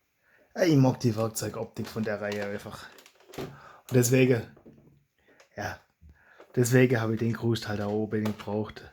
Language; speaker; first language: German; native; German